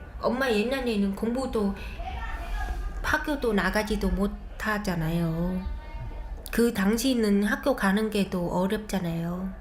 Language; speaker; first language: Korean; non-native, fluent; Vietnamese